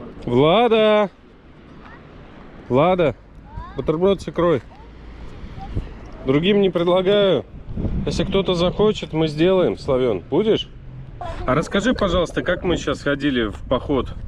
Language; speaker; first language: Russian; native; Russian